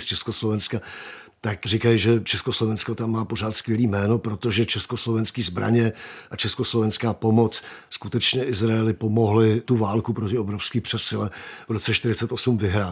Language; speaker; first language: Czech; native; Czech